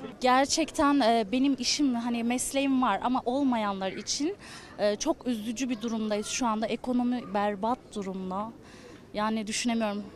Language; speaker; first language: Turkish; native; Turkish